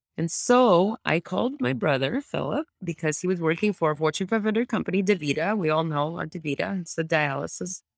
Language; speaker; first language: English; early bilingual, other home language; Russian